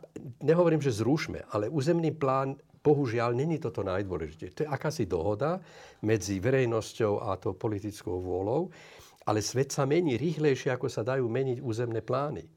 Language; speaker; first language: Slovak; native; Slovak